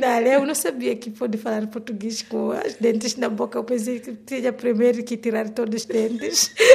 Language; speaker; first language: Portuguese; non-native, learner; Swahili